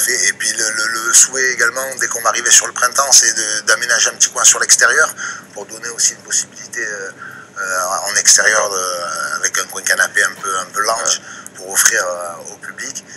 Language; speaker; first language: French; native; French